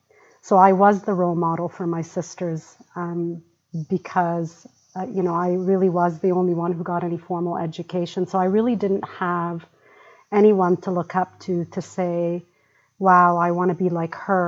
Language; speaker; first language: English; early bilingual, other home language; Arabic